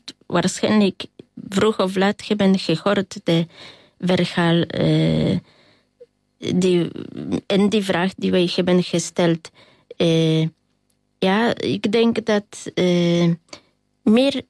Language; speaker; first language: Dutch; non-native, learner; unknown